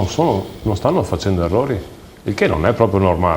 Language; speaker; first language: Italian; native; Italian